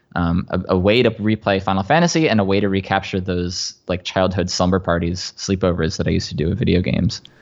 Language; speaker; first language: English; native; English